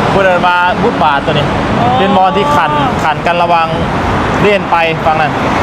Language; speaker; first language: Thai; native; Thai